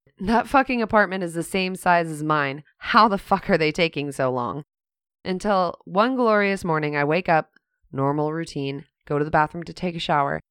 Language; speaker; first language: English; native; English